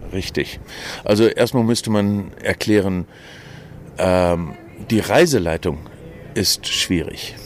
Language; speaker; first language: German; native; German